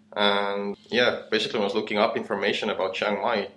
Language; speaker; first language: English; non-native, fluent; Estonian